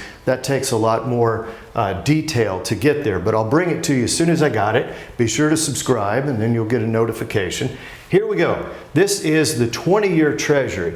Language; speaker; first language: English; native; English